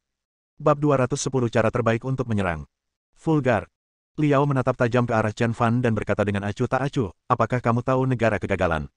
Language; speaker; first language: Indonesian; native; Indonesian